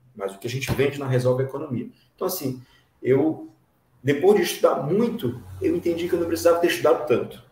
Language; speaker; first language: Portuguese; native; Portuguese